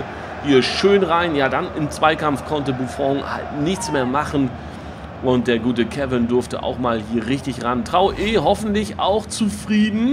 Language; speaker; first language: German; native; German